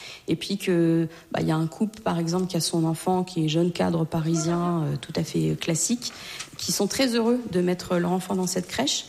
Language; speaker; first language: French; native; French